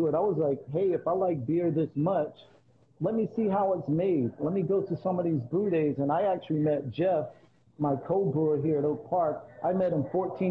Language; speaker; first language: English; native; English